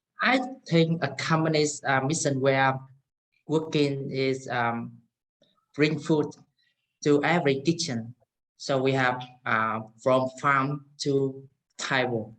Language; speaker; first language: English; non-native, learner; Vietnamese